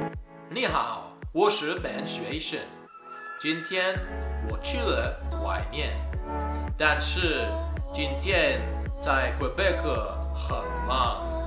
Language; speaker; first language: Chinese; non-native, learner; French